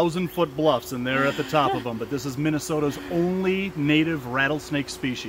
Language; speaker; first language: English; native; English